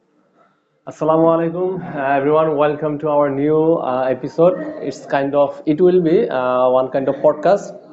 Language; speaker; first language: English; non-native, learner; Bangla